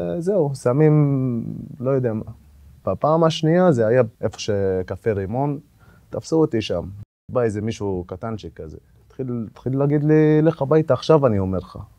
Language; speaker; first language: Hebrew; non-native, local second language; Arabic